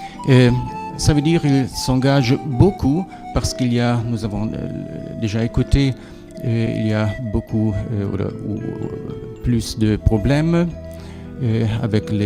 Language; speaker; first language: French; non-native, fluent; German